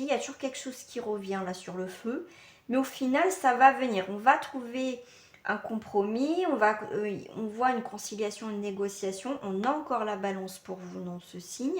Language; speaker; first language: French; native; French